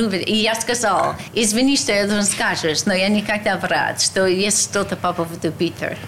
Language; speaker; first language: Russian; non-native, learner; English